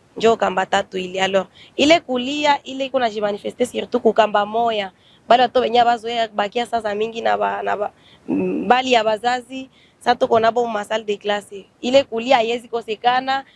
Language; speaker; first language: Swahili; native; Swahili